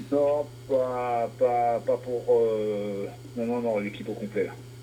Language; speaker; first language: French; native; French